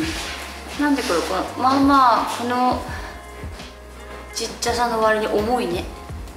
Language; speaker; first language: Japanese; native; Japanese